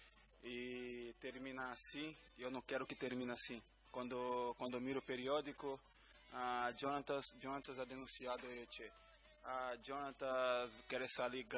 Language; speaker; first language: Spanish; non-native, learner; Portuguese